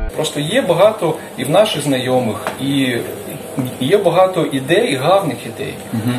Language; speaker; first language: Ukrainian; non-native, local second language; Russian